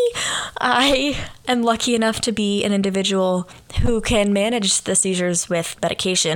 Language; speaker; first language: English; native; English